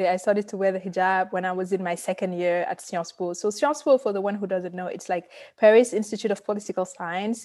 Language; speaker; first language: English; non-native, fluent; Wolof